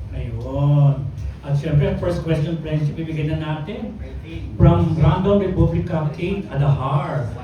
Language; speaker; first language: Filipino; native; Filipino